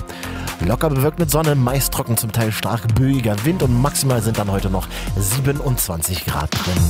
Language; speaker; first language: German; native; German